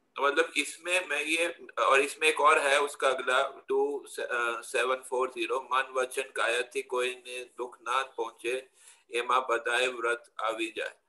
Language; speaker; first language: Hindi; non-native, local second language; Gujarati